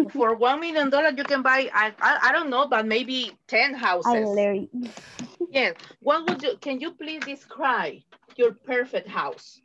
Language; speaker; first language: English; non-native, fluent; Spanish